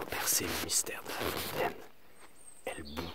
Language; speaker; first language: French; native; French